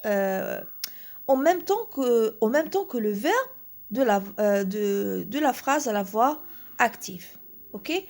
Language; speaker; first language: French; non-native, local second language; Arabic